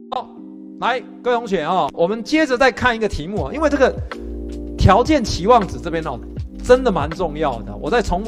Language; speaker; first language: Chinese; native; Chinese